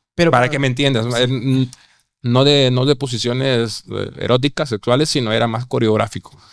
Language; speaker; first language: Spanish; native; Spanish